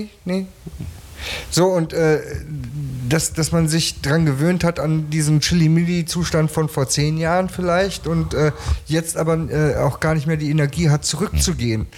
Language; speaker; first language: German; native; German